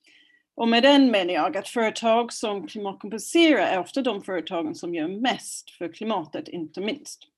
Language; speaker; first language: Swedish; non-native, fluent; English